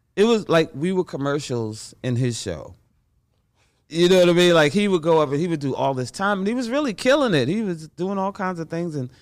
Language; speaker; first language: English; native; English